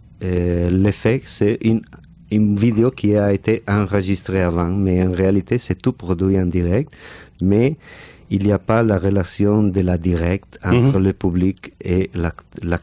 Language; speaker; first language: French; non-native, fluent; Catalan